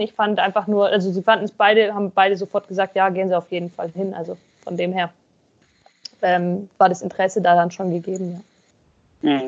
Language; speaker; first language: German; native; German